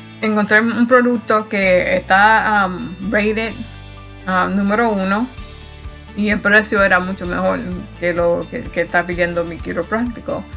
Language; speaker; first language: Spanish; early bilingual, heritage; Spanish